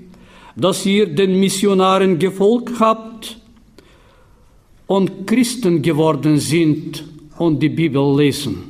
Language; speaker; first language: German; non-native, fluent; Bulgarian